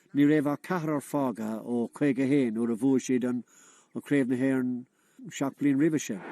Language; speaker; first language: Irish; non-native, local second language; English